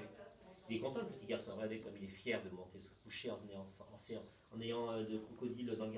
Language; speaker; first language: French; native; French